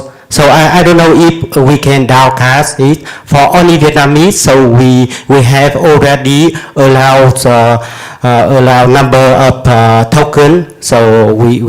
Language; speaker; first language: English; non-native, learner; Vietnamese